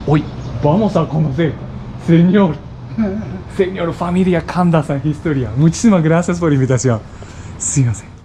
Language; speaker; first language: Spanish; non-native, learner; Japanese